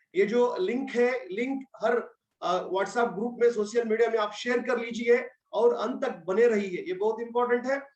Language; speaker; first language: Hindi; non-native, local second language; Kannada